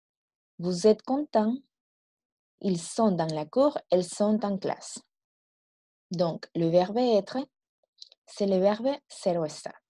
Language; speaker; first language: French; non-native, fluent; Spanish